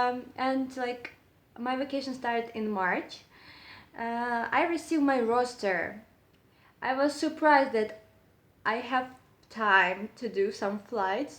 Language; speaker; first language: English; non-native, learner; Russian